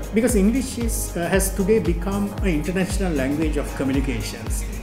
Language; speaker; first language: English; non-native, local second language; Sinhala